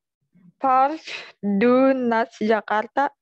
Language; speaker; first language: German; non-native, learner; Indonesian